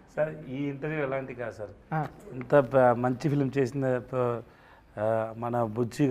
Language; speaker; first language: Telugu; non-native, learner; Tamil